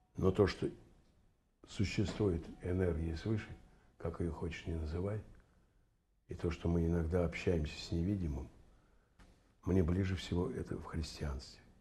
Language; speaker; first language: Russian; native; Russian